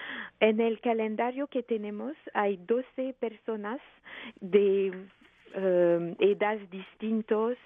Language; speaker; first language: Spanish; non-native, fluent; French